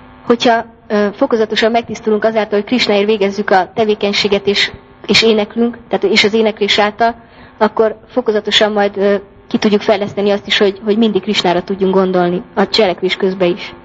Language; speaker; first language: Hungarian; native; Hungarian